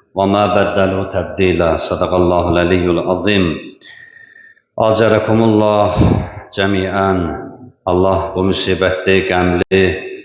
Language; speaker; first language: Azerbaijani; native; Azerbaijani